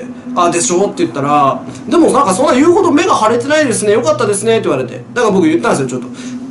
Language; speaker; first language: Japanese; native; Japanese